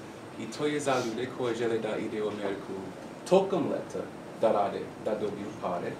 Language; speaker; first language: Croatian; non-native, learner; English